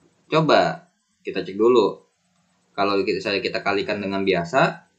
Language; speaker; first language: Indonesian; native; Indonesian